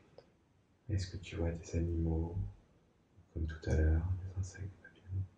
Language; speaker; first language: French; native; French